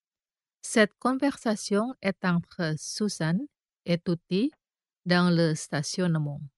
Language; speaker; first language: French; non-native, fluent; Indonesian